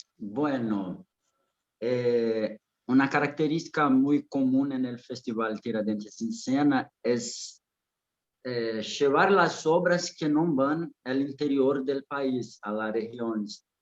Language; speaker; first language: Spanish; non-native, fluent; Portuguese